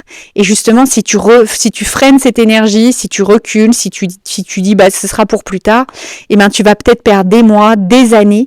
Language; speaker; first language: French; native; French